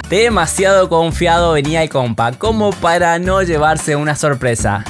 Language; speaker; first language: Spanish; native; Spanish